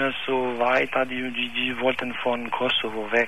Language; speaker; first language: German; non-native, learner; Albanian